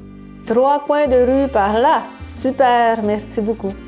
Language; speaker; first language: French; native; French